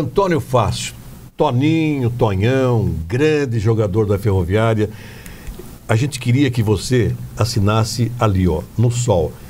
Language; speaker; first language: Portuguese; native; Portuguese